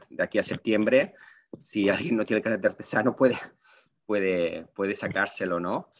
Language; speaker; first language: Spanish; non-native, local second language; Catalan